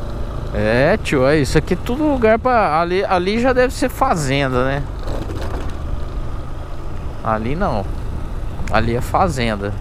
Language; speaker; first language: Portuguese; native; Portuguese